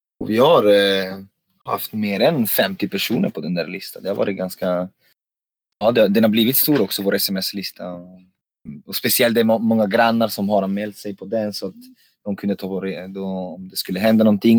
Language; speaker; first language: Swedish; non-native, fluent; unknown